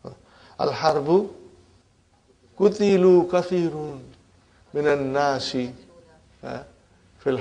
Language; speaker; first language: Arabic; non-native, fluent; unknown